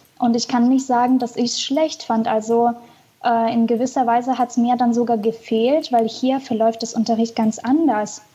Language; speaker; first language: German; early bilingual, other home language; Russian